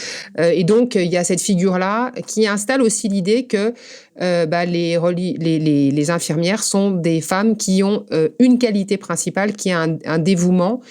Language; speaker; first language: French; native; French